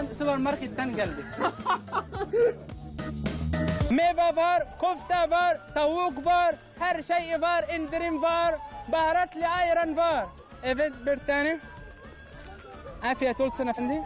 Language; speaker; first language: Turkish; non-native, learner; Arabic